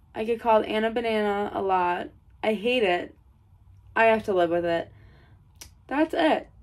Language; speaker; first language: English; native; English